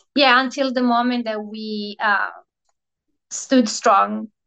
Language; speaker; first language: English; non-native, fluent; Italian